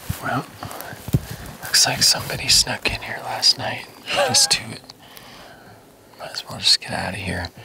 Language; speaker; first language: English; native; English